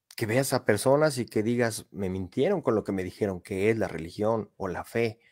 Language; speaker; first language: Spanish; native; Spanish